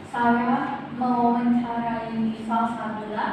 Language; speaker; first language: Indonesian; non-native, learner; Arabic